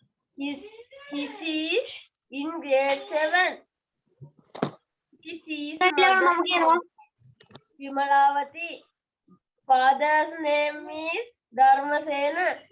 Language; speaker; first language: English; non-native, learner; Sinhala